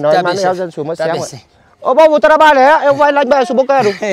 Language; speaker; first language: Portuguese; non-native, learner; Vietnamese